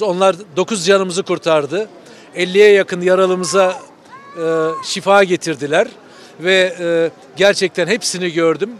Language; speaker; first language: Turkish; native; Turkish